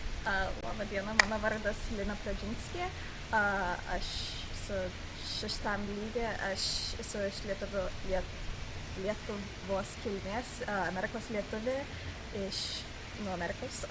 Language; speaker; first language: Lithuanian; early bilingual, heritage; English